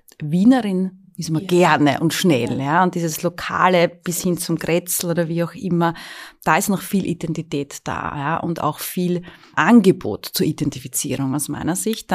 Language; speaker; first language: German; native; German